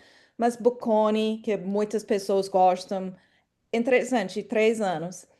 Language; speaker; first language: Portuguese; non-native, fluent; English